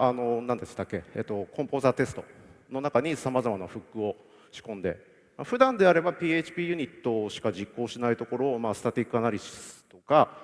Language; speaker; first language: Japanese; native; Japanese